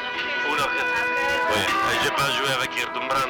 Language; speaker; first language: French; non-native, fluent; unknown